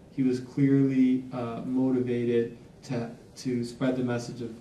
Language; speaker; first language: English; native; English